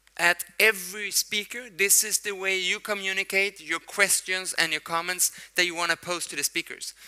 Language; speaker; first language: English; non-native, fluent; Swedish